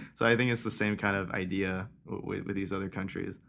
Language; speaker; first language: English; early bilingual, other home language; Persian